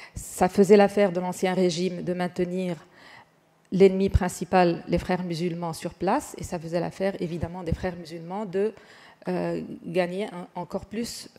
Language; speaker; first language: French; non-native, fluent; Arabic